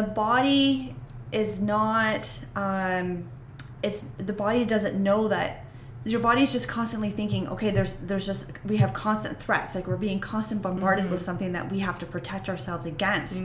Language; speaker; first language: English; native; English